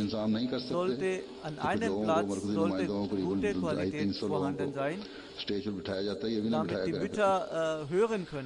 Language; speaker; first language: German; non-native, fluent; Urdu